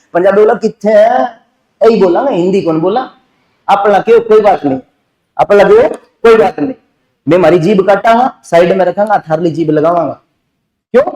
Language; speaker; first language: Hindi; native; Hindi